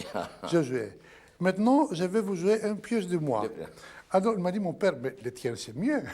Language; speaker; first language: French; non-native, fluent; Greek